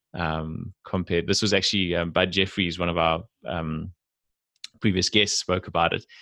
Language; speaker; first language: English; native; English